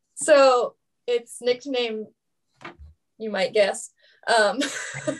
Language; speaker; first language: English; native; English